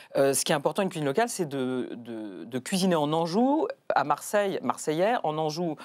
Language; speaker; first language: French; native; French